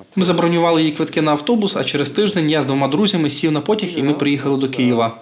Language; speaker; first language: Ukrainian; non-native, fluent; Bulgarian